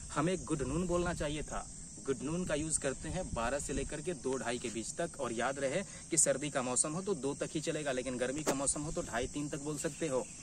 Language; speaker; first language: Hindi; native; Hindi